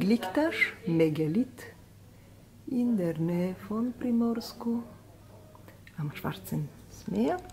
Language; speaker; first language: German; non-native, learner; Bulgarian